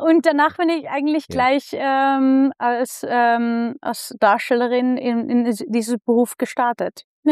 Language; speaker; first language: German; non-native, fluent; Dutch